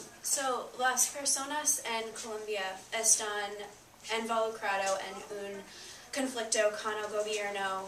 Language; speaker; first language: Spanish; non-native, learner; English